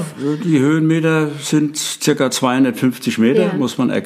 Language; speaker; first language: German; native; German